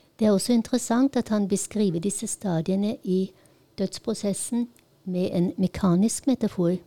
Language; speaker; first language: Norwegian; non-native, fluent; Polish